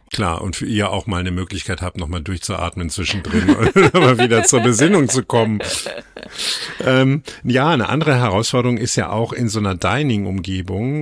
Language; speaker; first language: German; native; German